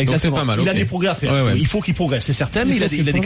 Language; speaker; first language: French; native; French